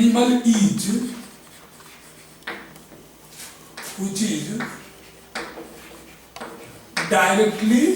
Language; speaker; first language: English; non-native, local second language; Hindi